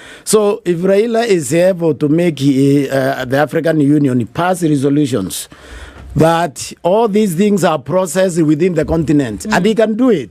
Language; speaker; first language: English; non-native, local second language; Meru